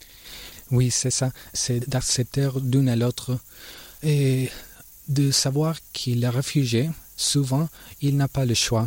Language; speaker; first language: French; non-native, learner; Spanish